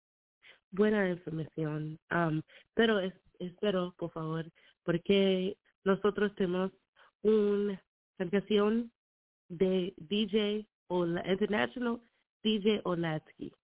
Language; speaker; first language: Spanish; non-native, learner; English